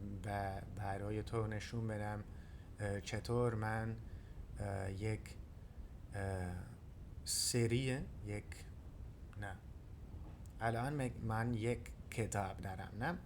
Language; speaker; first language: Persian; non-native, learner; Dutch